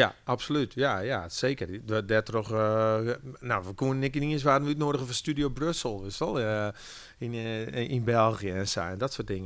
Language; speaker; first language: Dutch; non-native, local second language; Western Frisian